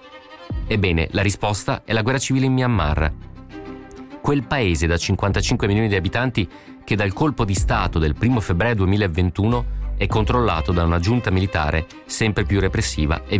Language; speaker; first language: Italian; native; Italian